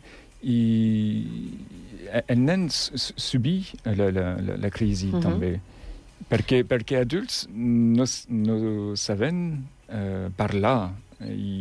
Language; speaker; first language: Catalan; non-native, learner; French